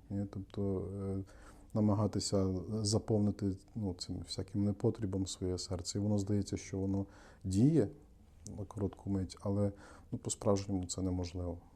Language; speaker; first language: Ukrainian; native; Ukrainian